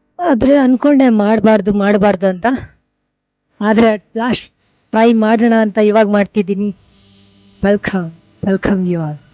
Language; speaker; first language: Kannada; non-native, local second language; Lambadi